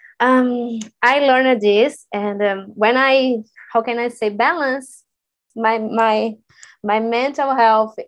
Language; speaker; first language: English; non-native, learner; Portuguese